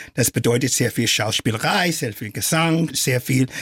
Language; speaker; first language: German; non-native, fluent; English